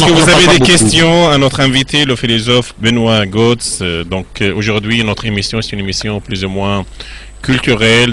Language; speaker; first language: French; non-native, fluent; Arabic